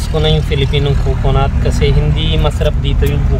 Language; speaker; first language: Filipino; non-native, learner; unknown